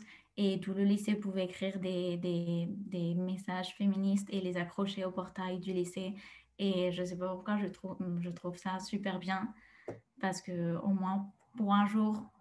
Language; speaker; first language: French; non-native, fluent; Spanish